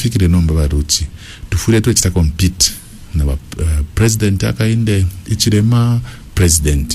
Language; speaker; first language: English; non-native, local second language; Bemba